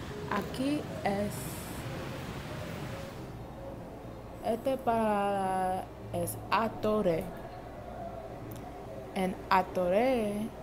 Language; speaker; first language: Spanish; non-native, learner; English